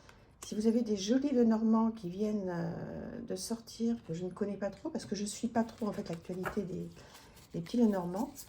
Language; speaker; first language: French; native; French